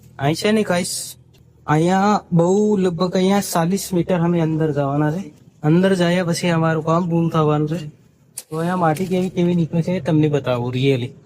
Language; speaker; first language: Gujarati; non-native, local second language; Bhili